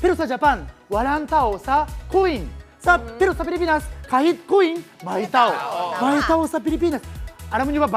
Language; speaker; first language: Filipino; non-native, learner; Japanese